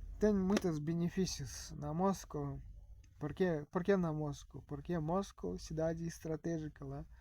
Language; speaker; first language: Portuguese; non-native, learner; Russian